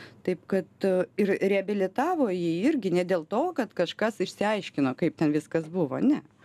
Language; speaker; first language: Lithuanian; non-native, local second language; Russian